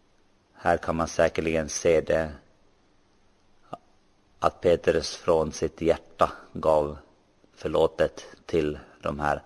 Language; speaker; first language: Swedish; non-native, local second language; Finnish